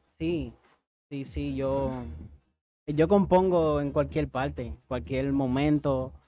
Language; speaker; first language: Spanish; native; Spanish